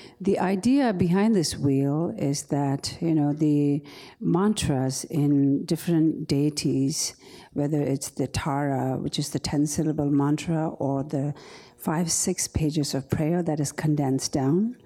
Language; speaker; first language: English; non-native, local second language; Tibetan